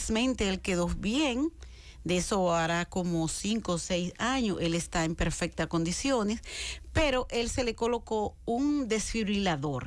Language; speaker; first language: Spanish; native; Spanish